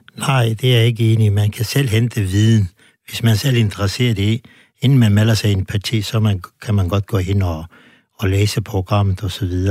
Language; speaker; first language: Danish; non-native, fluent; Turkish